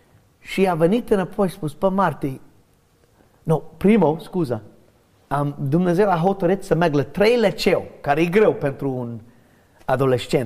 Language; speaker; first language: Romanian; non-native, learner; English